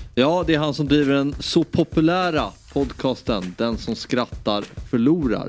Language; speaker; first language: Swedish; native; Swedish